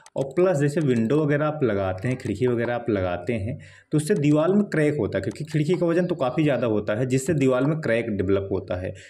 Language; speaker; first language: Hindi; native; Hindi